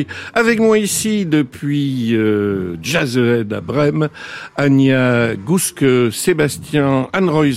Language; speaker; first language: French; native; French